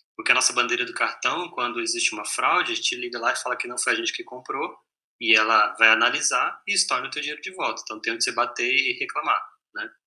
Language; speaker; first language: Portuguese; native; Portuguese